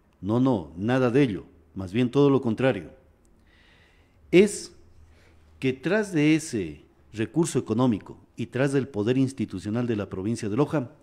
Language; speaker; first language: Spanish; native; Spanish